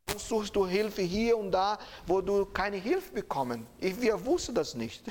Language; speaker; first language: German; non-native, fluent; Portuguese